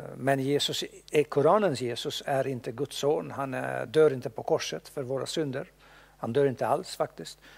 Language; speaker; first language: Swedish; non-native, fluent; Bosnian